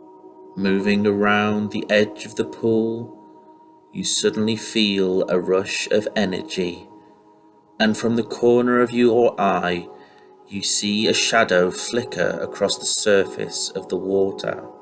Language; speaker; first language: English; native; English